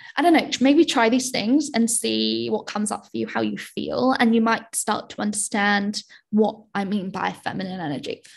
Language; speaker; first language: English; native; English